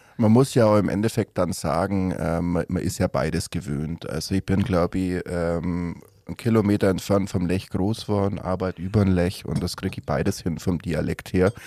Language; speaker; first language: German; native; German